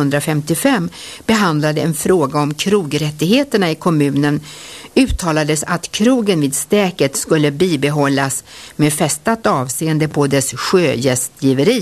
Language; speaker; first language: Swedish; native; Swedish